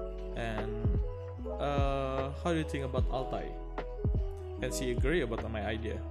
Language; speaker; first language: English; non-native, learner; Indonesian